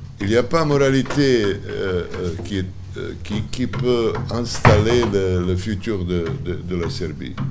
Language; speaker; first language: French; non-native, learner; Serbian